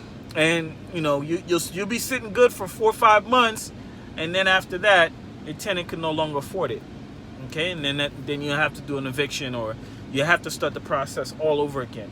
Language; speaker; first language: English; native; English